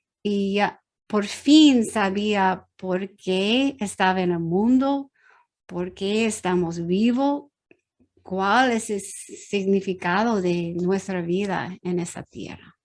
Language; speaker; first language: Spanish; non-native, learner; English